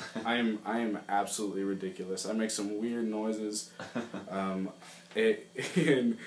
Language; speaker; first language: English; native; English